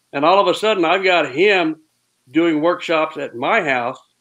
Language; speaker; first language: English; native; English